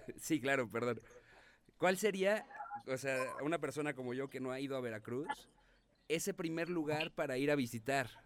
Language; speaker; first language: Spanish; native; Spanish